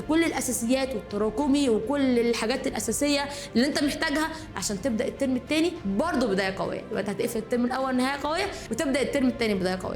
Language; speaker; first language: Arabic; native; Arabic